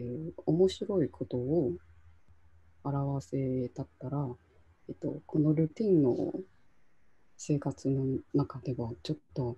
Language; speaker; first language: Japanese; non-native, local second language; Chinese